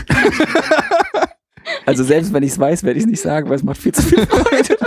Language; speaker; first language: German; native; German